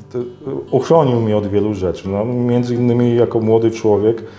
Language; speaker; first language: Polish; native; Polish